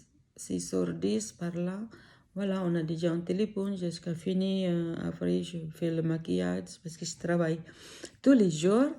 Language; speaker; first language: French; non-native, learner; Filipino